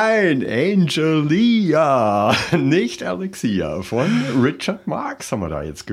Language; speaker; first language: German; native; German